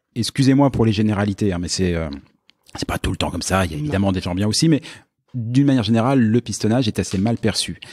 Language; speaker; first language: French; native; French